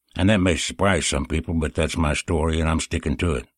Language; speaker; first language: English; native; English